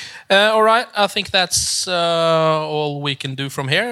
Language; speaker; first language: English; non-native, fluent; Norwegian